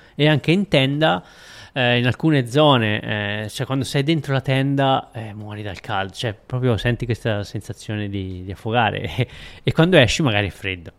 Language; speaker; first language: Italian; native; Italian